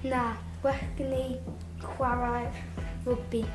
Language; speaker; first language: Welsh; non-native, learner; English